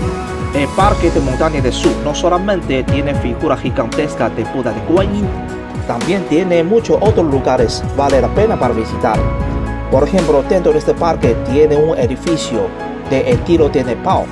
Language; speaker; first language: Spanish; non-native, learner; Chinese